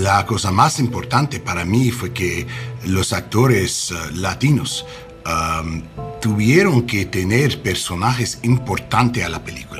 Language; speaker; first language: Spanish; non-native, learner; English